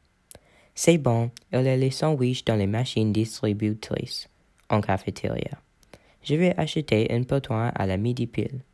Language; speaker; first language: French; non-native, learner; English